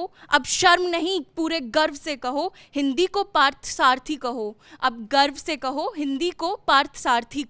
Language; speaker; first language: Hindi; native; Hindi